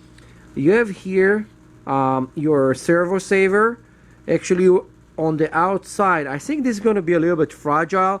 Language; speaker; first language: English; non-native, fluent; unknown